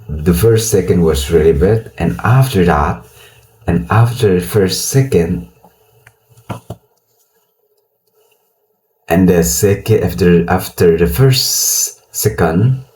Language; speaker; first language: English; non-native, learner; Indonesian